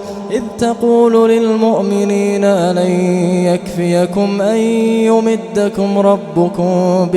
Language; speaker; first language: Arabic; native; Arabic